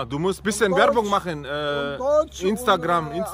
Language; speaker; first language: German; early bilingual, other home language; Bosnian